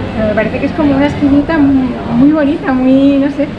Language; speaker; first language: Spanish; native; Spanish